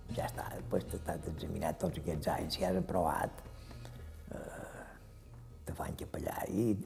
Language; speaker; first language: Catalan; native; Catalan